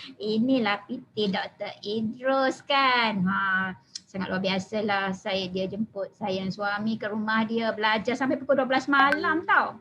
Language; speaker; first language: Malay; native; Malay